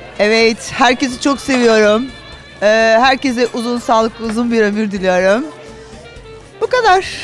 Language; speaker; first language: Turkish; native; Turkish